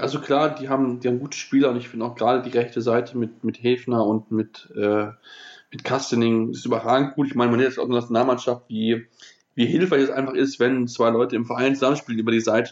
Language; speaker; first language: German; native; German